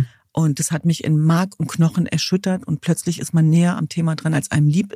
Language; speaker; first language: German; early bilingual, other home language; Kurdish